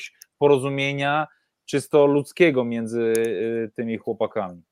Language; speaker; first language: Polish; native; Polish